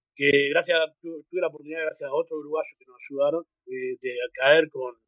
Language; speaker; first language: Spanish; native; Spanish